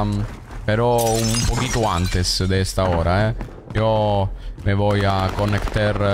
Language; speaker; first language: Spanish; non-native, learner; Italian